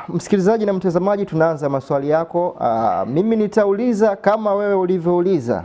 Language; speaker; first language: Swahili; native; Swahili